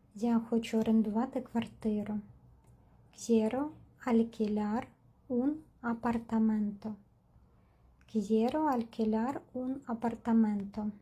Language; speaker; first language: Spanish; non-native, fluent; Ukrainian